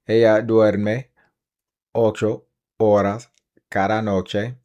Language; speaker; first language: Spanish; non-native, learner; English